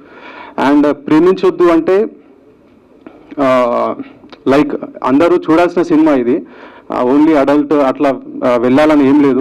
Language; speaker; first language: Telugu; native; Telugu